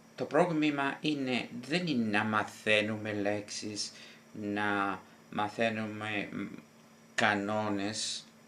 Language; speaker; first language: Greek; non-native, fluent; Italian